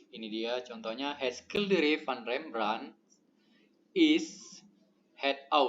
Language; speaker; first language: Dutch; non-native, learner; Indonesian